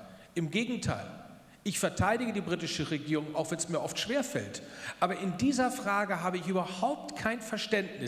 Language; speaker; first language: German; native; German